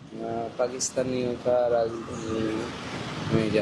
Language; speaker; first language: Hindi; non-native, learner; Bangla